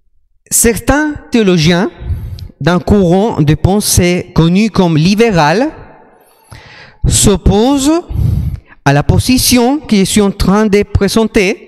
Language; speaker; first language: French; non-native, fluent; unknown